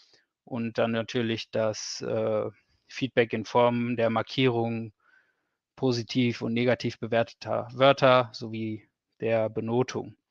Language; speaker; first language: German; native; German